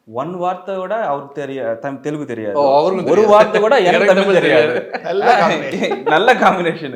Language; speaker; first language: Tamil; non-native, learner; Telugu